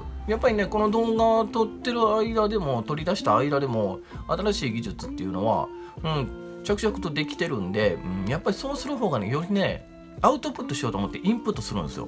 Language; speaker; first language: Japanese; native; Japanese